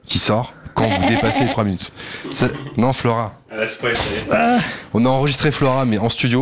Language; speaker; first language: French; native; French